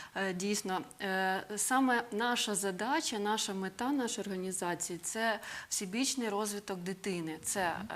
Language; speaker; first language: Ukrainian; non-native, local second language; Russian